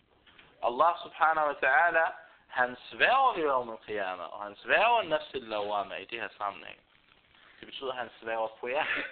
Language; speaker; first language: Danish; non-native, fluent; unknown